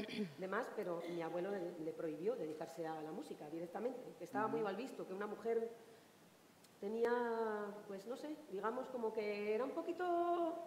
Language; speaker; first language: Spanish; native; Spanish